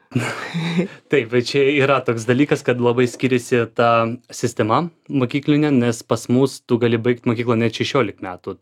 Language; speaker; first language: Lithuanian; non-native, fluent; Ukrainian